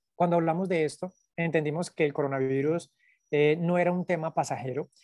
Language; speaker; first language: Spanish; native; Spanish